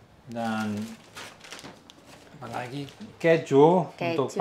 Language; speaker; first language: Indonesian; non-native, learner; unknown